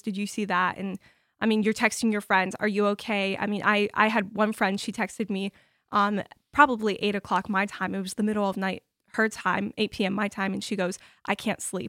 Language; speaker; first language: English; early bilingual, other home language; Ukrainian